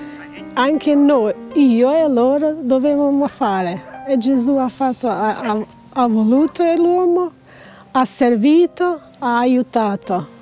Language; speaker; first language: Italian; non-native, fluent; Albanian